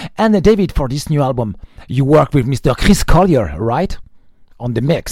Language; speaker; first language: English; non-native, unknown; French